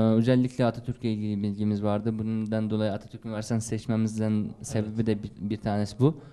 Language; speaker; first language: Turkish; non-native, fluent; Uzbek